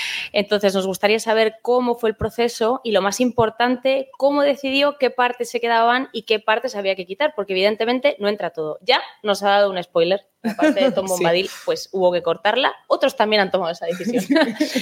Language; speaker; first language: Spanish; native; Spanish